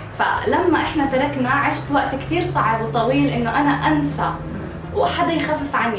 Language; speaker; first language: Arabic; native; Arabic